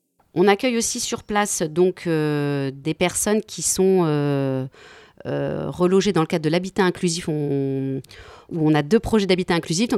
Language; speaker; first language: French; native; French